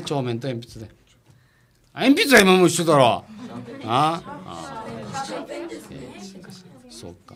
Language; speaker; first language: Japanese; native; Japanese